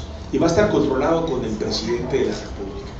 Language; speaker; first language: Spanish; native; Spanish